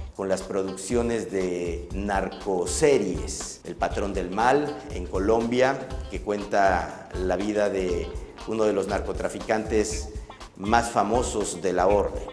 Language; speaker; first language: Spanish; native; Spanish